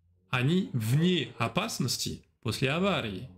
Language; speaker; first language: Russian; non-native, fluent; French